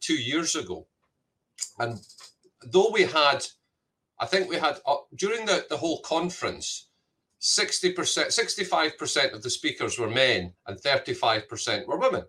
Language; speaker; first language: English; native; English